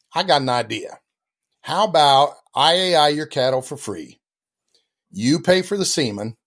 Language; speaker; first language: English; native; English